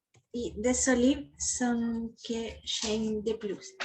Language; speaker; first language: French; non-native, learner; Spanish